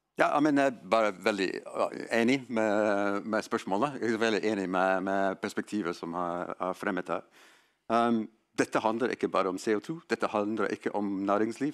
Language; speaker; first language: Norwegian; non-native, fluent; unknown